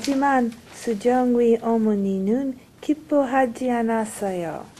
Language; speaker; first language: Korean; non-native, learner; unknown